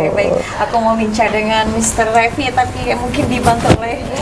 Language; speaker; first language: Indonesian; native; Indonesian